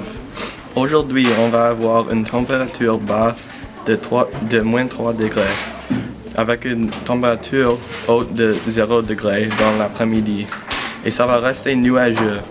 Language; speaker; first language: French; non-native, learner; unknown